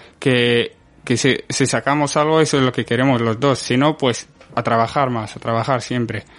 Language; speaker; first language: Spanish; non-native, fluent; Arabic